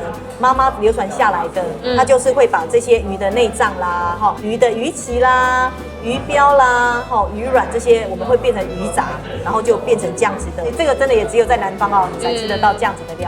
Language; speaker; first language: Chinese; native; Chinese